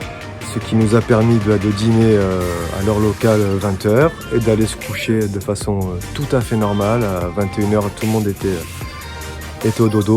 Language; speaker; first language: French; native; French